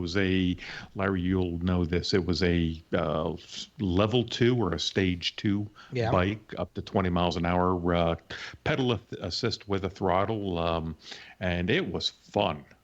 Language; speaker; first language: English; native; English